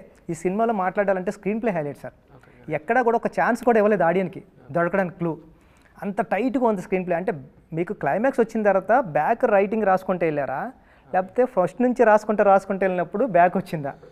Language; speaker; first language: Telugu; native; Telugu